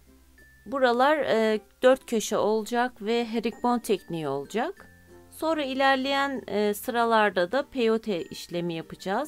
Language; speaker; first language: Turkish; native; Turkish